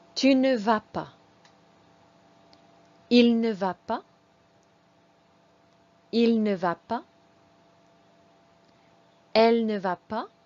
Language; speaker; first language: French; non-native, fluent; English